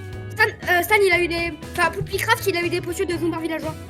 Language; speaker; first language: French; native; French